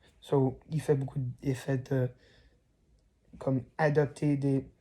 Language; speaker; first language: French; non-native, learner; English